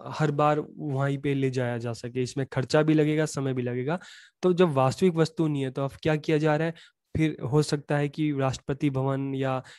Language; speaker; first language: Hindi; native; Hindi